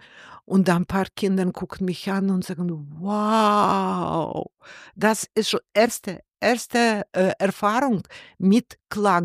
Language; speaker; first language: German; non-native, learner; Russian